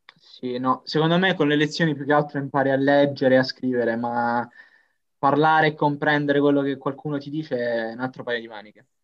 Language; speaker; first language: Italian; native; Italian